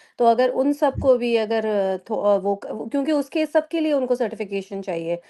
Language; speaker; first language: Urdu; native; Urdu